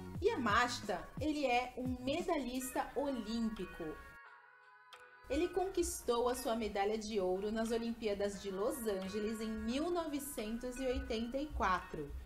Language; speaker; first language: Portuguese; native; Portuguese